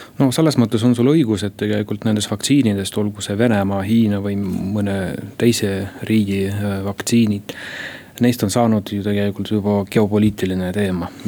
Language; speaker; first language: Estonian; non-native, local second language; Russian